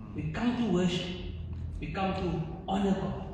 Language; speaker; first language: English; non-native, local second language; Afrikaans